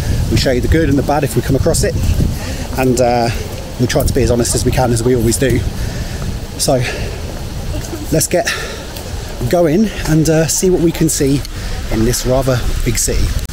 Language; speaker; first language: English; native; English